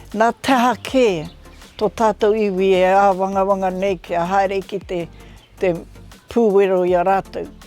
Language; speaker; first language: Māori; native; Māori